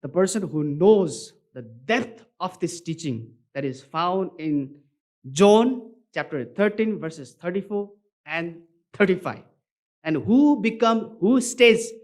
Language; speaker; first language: English; non-native, local second language; Nepali